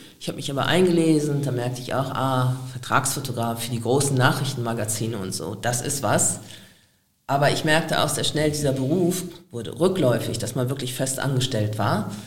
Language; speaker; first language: German; native; German